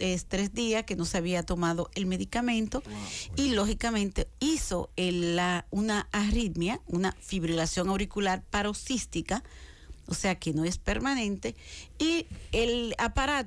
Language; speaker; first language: Spanish; native; Spanish